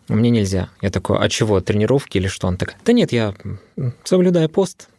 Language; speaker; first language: Russian; early bilingual, other home language; Arabic